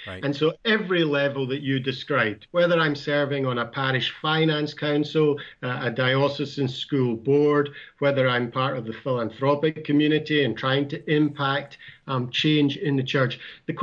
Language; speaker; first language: English; native; English